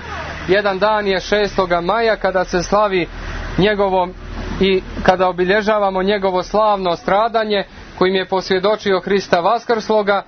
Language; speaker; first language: Croatian; native; Croatian